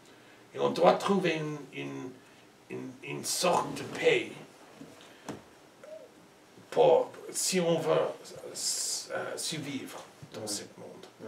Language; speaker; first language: French; non-native, learner; English